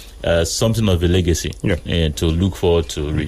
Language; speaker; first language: English; non-native, local second language; Yoruba